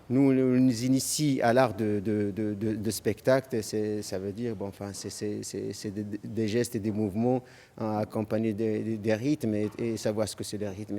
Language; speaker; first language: French; non-native, local second language; Arabic